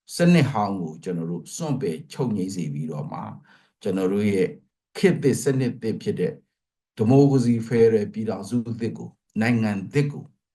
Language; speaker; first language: Burmese; non-native, local second language; Pa'o Karen